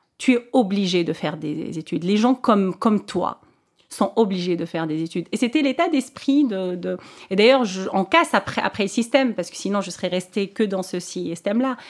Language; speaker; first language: French; non-native, local second language; Arabic